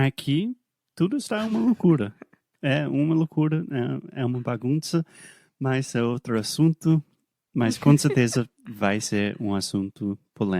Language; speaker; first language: Portuguese; non-native, fluent; English